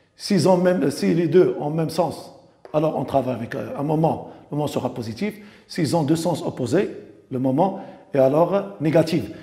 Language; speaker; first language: French; non-native, local second language; Arabic